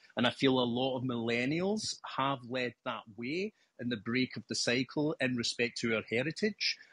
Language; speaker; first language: English; native; English